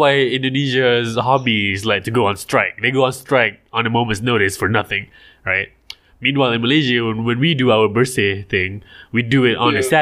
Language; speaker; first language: English; non-native, local second language; Malay